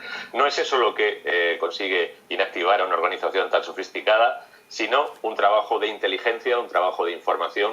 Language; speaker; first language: Spanish; native; Spanish